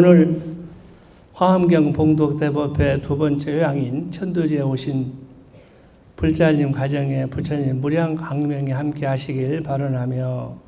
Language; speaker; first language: Korean; native; Korean